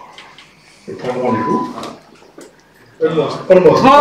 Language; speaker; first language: French; native; French